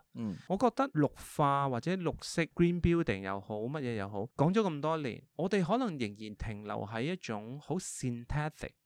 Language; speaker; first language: Cantonese; early bilingual, heritage; Cantonese